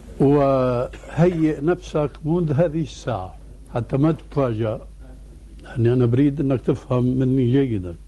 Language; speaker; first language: Arabic; early bilingual, other home language; Albanian